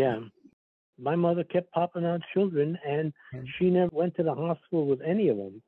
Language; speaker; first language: English; early bilingual, other home language; Slovak